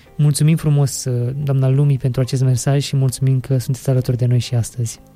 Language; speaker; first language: Romanian; native; Romanian